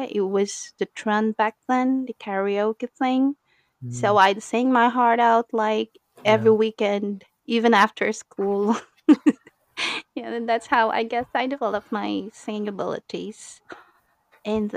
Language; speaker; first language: English; non-native, local second language; Iloko